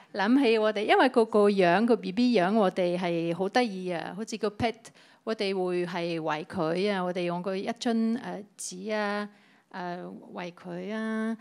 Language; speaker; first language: Cantonese; non-native, fluent; French